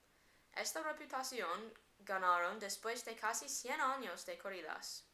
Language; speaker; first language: Spanish; non-native, learner; English